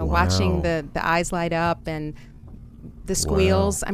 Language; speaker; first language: English; early bilingual, other home language; German